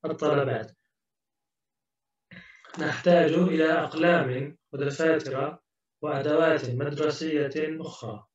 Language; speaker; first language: Arabic; non-native, fluent; Turkish